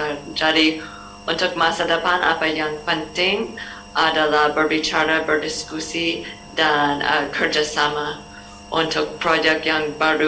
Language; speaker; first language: Indonesian; non-native, learner; English